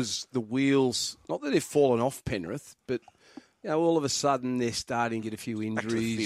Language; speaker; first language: English; native; English